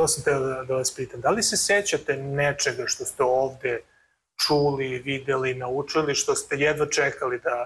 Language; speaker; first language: Serbian; native; Serbian